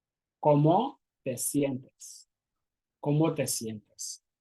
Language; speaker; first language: Spanish; non-native, learner; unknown